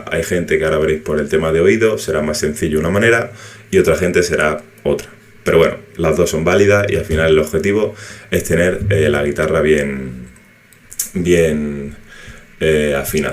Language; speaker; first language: Spanish; native; Spanish